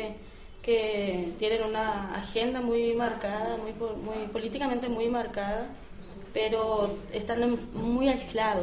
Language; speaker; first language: Spanish; native; Spanish